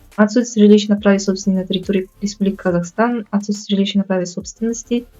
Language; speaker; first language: Russian; non-native, local second language; Kazakh